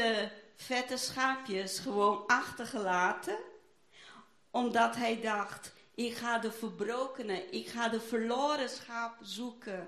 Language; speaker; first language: Dutch; non-native, fluent; Portuguese